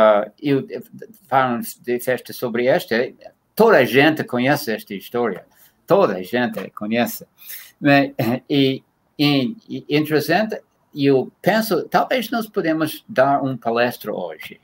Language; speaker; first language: Portuguese; non-native, fluent; English